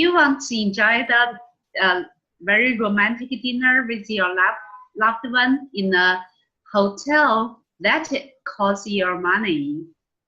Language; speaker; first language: English; non-native, learner; Chinese